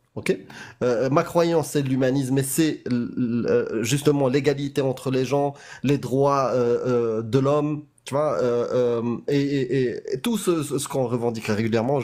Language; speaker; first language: French; native; French